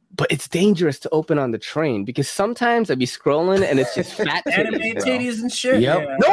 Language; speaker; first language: English; early bilingual, other home language; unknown